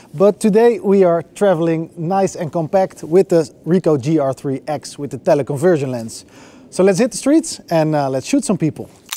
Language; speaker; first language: English; non-native, fluent; Dutch